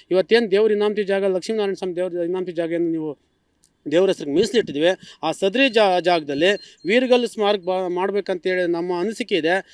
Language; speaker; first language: Kannada; native; Kannada